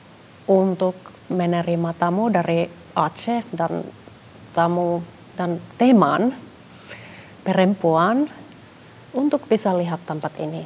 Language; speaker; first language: Indonesian; non-native, fluent; Finnish